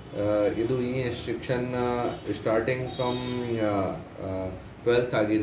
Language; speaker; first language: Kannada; non-native, learner; Hindi